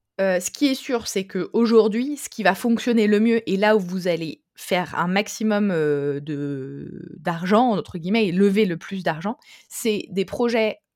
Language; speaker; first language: French; native; French